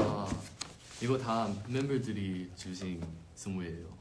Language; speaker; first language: Korean; non-native, learner; Chinese